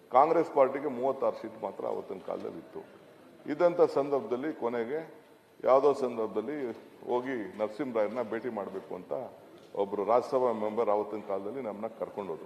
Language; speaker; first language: Kannada; native; Kannada